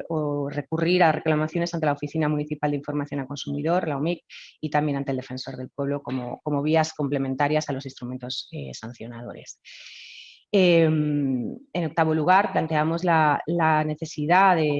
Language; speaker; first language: Spanish; native; Spanish